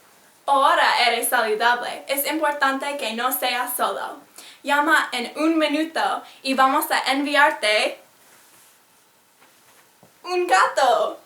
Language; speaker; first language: Spanish; non-native, learner; English